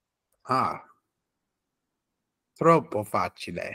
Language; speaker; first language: Italian; non-native, learner; English